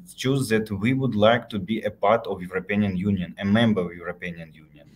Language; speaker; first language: English; non-native, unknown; Ukrainian